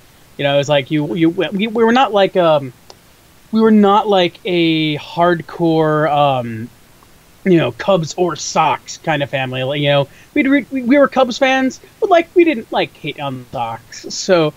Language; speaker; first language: English; native; English